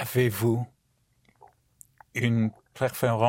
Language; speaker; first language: French; non-native, learner; English